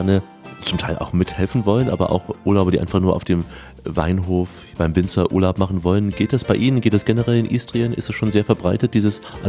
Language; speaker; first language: German; native; German